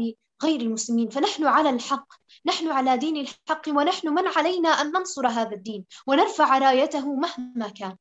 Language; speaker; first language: Arabic; native; Arabic